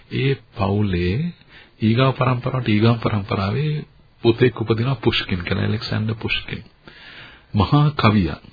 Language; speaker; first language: Sinhala; native; Sinhala